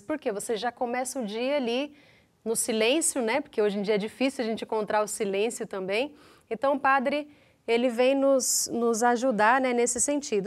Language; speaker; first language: Portuguese; native; Portuguese